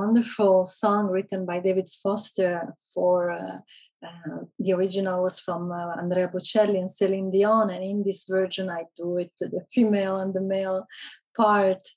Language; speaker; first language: English; non-native, fluent; Italian